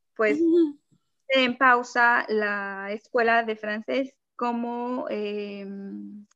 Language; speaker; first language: Spanish; native; Spanish